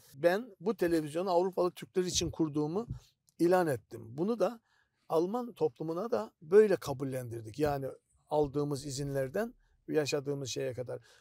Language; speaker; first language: Turkish; native; Turkish